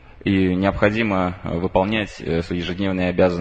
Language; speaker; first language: Russian; native; Russian